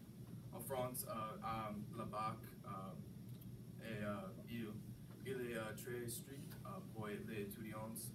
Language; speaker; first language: French; non-native, learner; English